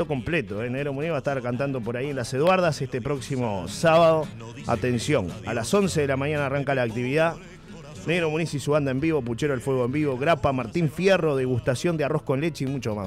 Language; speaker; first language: Spanish; native; Spanish